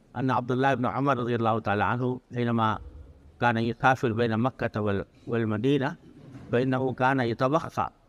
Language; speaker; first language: Arabic; non-native, fluent; Urdu